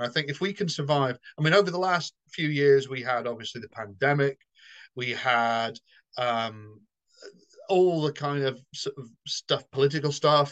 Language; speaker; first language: English; native; English